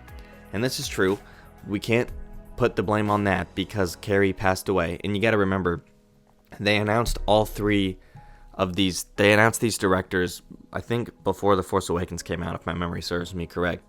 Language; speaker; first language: English; native; English